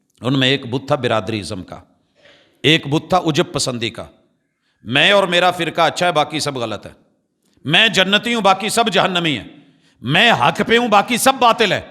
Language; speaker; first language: Urdu; non-native, local second language; Punjabi